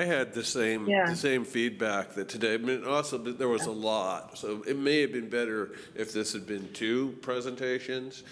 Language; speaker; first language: English; native; English